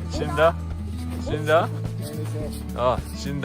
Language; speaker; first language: Japanese; native; Japanese